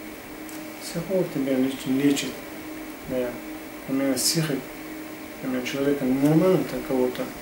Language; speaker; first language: Russian; non-native, local second language; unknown